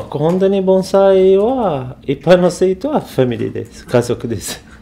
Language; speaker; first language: Japanese; non-native, learner; Portuguese